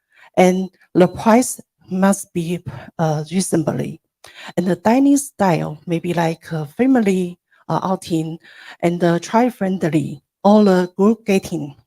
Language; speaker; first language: English; non-native, learner; Chinese